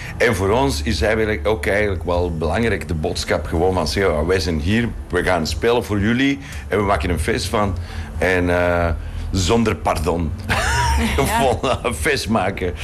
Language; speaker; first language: Dutch; non-native, fluent; Spanish